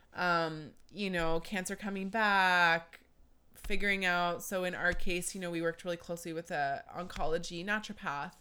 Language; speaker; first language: English; native; English